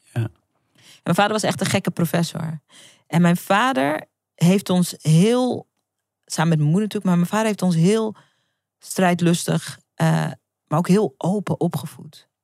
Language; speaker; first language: Dutch; native; Dutch